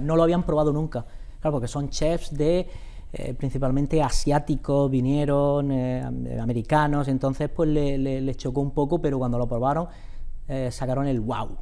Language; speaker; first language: Spanish; native; Spanish